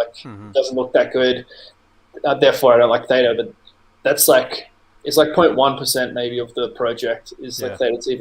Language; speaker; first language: English; native; English